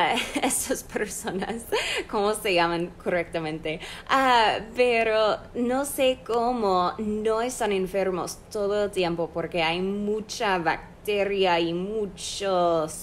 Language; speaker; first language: Spanish; non-native, fluent; English